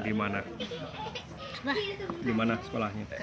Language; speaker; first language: Indonesian; native; Indonesian